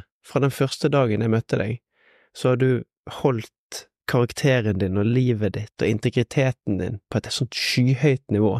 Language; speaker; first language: Norwegian; native; Norwegian